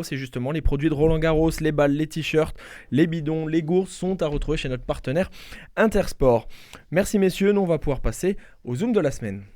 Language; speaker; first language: French; native; French